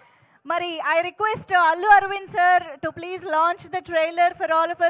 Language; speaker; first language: Telugu; native; Telugu